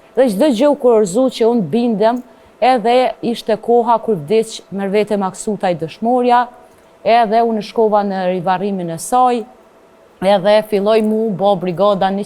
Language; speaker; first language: Albanian; native; Albanian